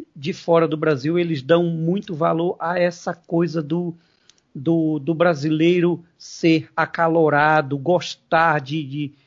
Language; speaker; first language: Portuguese; native; Portuguese